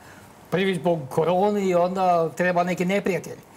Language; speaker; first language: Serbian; non-native, learner; Norwegian